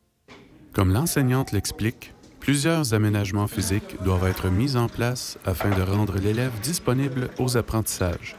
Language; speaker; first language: French; native; French